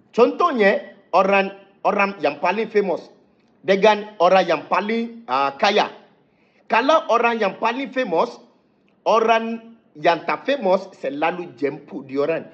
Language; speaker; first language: Malay; non-native, fluent; Yoruba